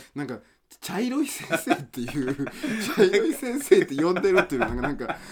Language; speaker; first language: Japanese; early bilingual, other home language; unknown